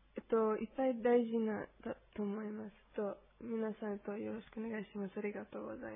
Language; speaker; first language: Japanese; non-native, learner; Spanish